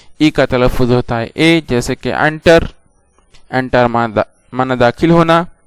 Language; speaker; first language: Urdu; native; Urdu